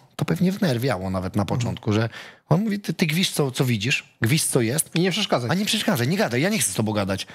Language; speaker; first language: Polish; native; Polish